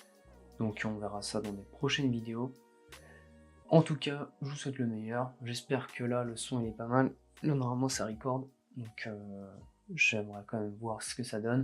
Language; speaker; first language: French; native; French